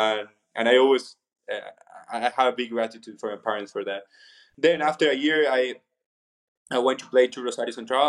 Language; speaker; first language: English; non-native, fluent; Spanish